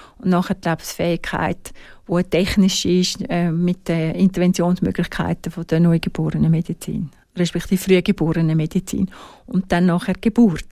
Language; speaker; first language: German; native; German